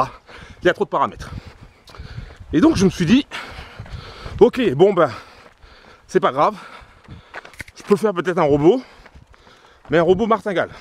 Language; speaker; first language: French; native; French